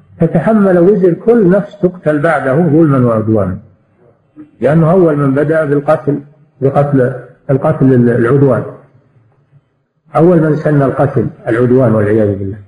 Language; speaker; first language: Arabic; native; Arabic